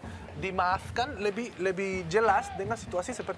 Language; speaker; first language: Indonesian; non-native, fluent; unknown